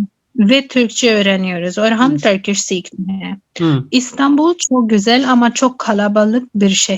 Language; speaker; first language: Turkish; non-native, learner; Urdu